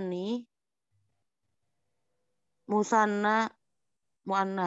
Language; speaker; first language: Arabic; non-native, learner; Indonesian